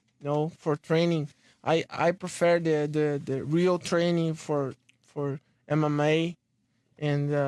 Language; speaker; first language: English; non-native, learner; Portuguese